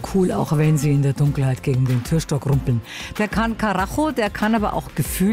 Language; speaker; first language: German; native; German